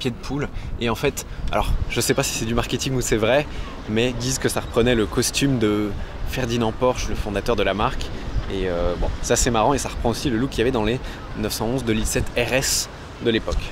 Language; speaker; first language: French; native; French